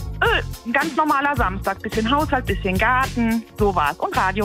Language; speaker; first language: German; native; German